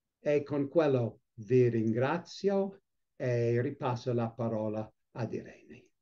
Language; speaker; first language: Italian; non-native, fluent; English